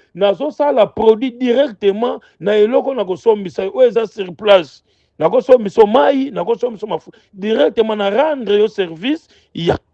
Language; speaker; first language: Lingala; non-native, local second language; Kongo